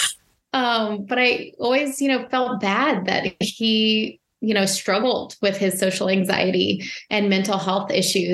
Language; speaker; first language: English; native; English